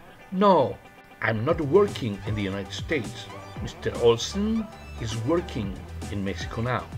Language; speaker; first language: English; non-native, fluent; Spanish